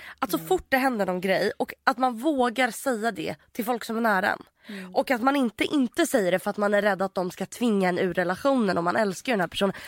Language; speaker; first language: Swedish; native; Swedish